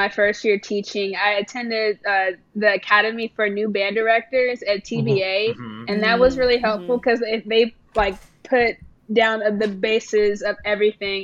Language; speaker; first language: English; native; English